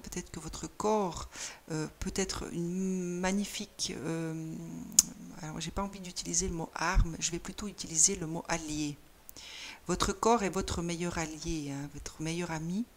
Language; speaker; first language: French; native; French